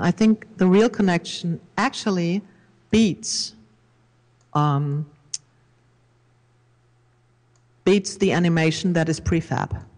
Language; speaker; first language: English; non-native, fluent; German